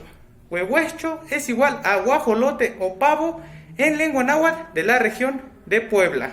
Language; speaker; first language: Spanish; native; Spanish